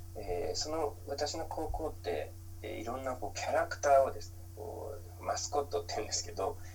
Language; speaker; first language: Japanese; native; Japanese